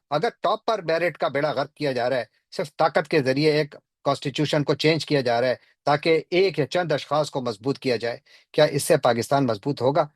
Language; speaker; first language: Urdu; non-native, local second language; Pashto